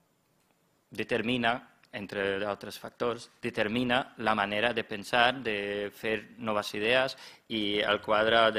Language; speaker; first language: Catalan; non-native, fluent; German